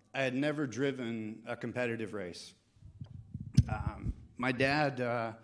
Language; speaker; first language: English; native; English